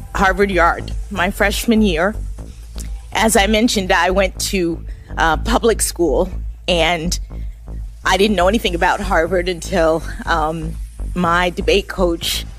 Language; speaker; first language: English; native; English